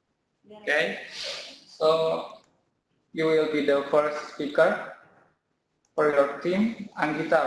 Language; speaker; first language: English; non-native, learner; Indonesian